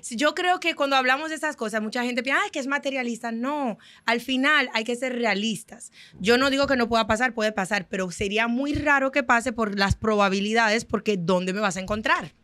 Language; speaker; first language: Spanish; non-native, fluent; Haitian Creole